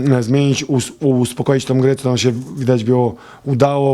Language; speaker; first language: Polish; non-native, fluent; Serbian